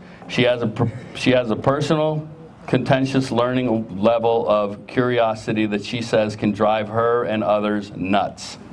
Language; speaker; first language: English; native; English